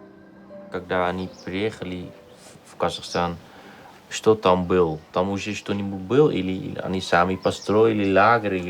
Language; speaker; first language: Russian; non-native, fluent; Dutch